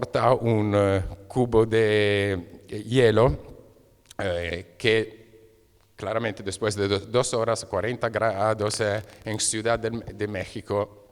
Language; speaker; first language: Spanish; non-native, fluent; Italian